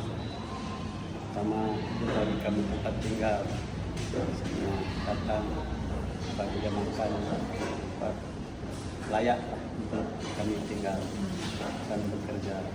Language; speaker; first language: Indonesian; non-native, local second language; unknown